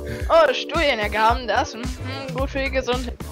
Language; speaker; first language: German; native; German